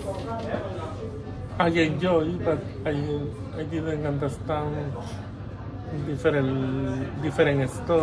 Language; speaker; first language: English; non-native, learner; Spanish